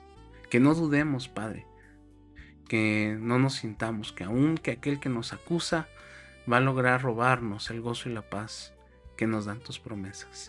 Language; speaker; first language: Spanish; native; Spanish